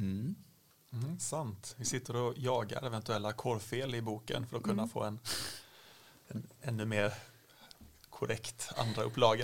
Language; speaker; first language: Swedish; native; Swedish